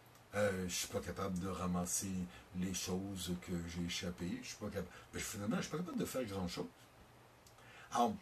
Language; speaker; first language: French; native; French